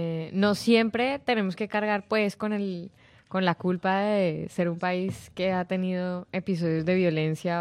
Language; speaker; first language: Spanish; native; Spanish